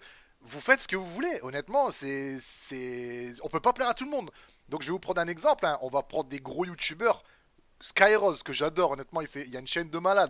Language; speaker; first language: French; native; French